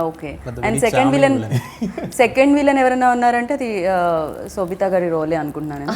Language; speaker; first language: Telugu; native; Telugu